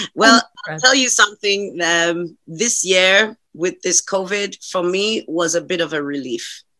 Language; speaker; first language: English; non-native, local second language; Hungarian